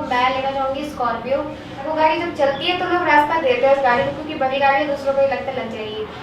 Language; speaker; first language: Hindi; native; Hindi